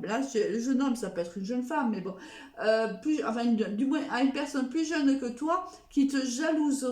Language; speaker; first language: French; native; French